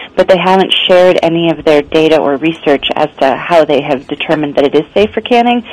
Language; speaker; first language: English; native; English